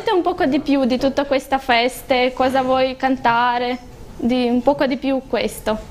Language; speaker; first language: Italian; non-native, learner; Russian